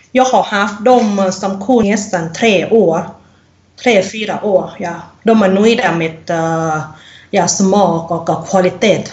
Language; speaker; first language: Swedish; non-native, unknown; Thai